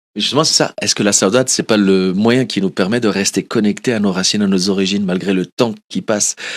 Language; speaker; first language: French; early bilingual, other home language; Portuguese